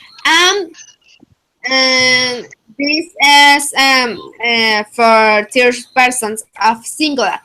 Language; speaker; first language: English; non-native, fluent; Spanish